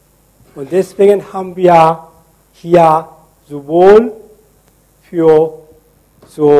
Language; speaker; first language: German; non-native, fluent; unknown